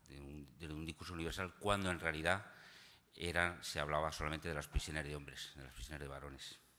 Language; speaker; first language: Spanish; native; Spanish